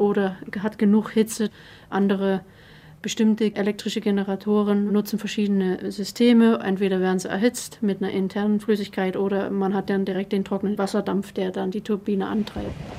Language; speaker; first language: German; native; German